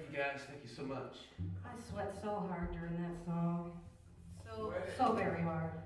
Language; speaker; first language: English; native; English